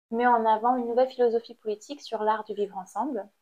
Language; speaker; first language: French; non-native, fluent; Khmer